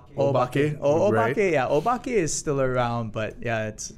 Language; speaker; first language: English; native; English